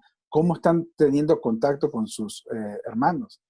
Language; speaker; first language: Spanish; native; Spanish